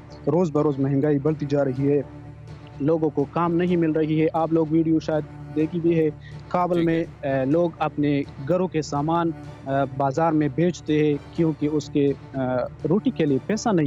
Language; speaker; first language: Hindi; non-native, fluent; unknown